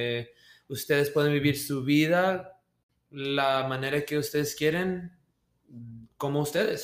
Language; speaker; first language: Spanish; early bilingual, heritage; Spanish